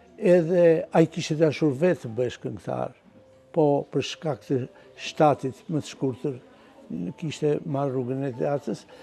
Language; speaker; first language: Albanian; native; Albanian